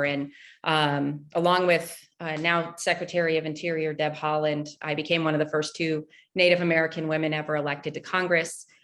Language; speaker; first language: English; native; English